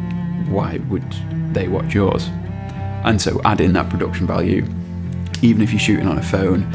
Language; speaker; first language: English; native; English